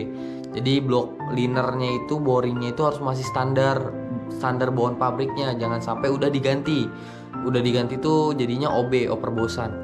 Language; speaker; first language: Indonesian; native; Indonesian